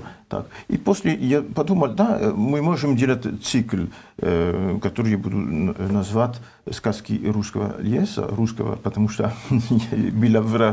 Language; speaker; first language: Russian; non-native, learner; French